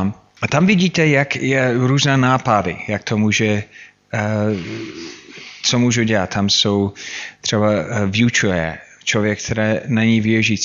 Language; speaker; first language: Czech; non-native, fluent; English